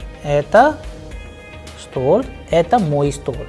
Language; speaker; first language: Russian; non-native, fluent; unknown